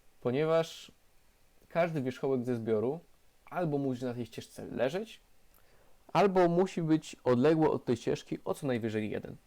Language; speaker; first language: Polish; native; Polish